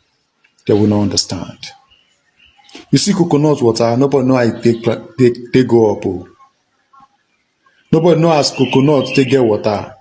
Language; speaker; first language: Nigerian Pidgin; non-native, local second language; Igbo